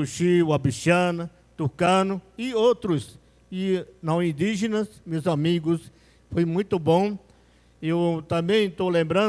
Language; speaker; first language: Portuguese; non-native, local second language; Yanomámi